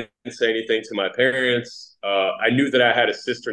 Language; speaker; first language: English; native; English